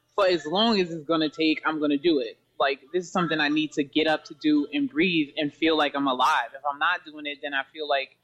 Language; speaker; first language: English; native; English